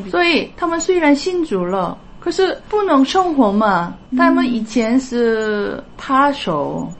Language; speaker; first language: Chinese; non-native, fluent; Korean